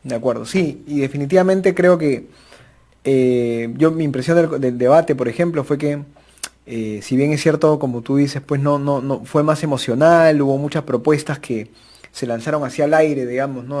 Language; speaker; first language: Spanish; native; Spanish